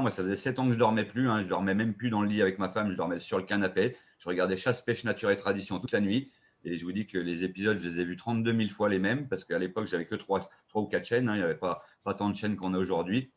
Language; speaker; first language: French; native; French